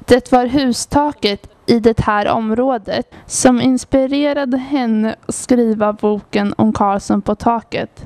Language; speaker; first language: Swedish; native; Swedish